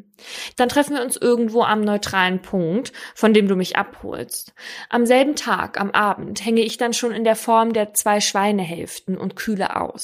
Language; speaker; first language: German; native; German